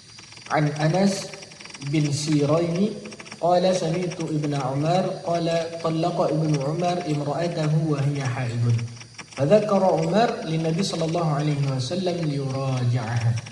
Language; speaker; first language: Arabic; non-native, learner; Indonesian